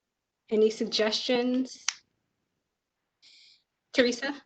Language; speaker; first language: English; native; English